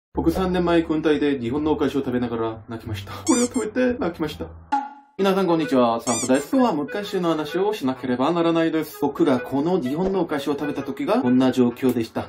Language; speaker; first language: Japanese; non-native, fluent; Korean